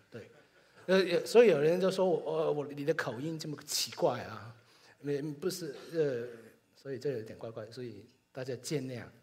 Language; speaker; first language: Chinese; non-native, local second language; Cantonese